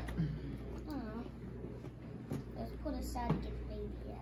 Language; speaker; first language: English; native; English